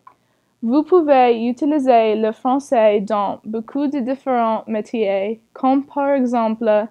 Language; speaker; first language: French; non-native, learner; English